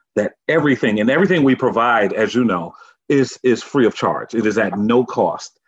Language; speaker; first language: English; native; English